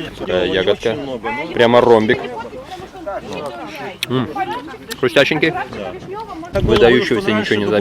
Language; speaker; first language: Russian; native; Russian